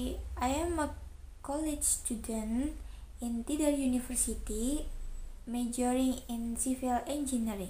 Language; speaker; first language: English; non-native, learner; Indonesian